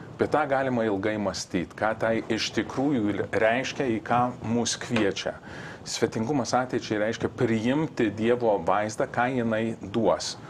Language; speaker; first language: Lithuanian; early bilingual, heritage; Lithuanian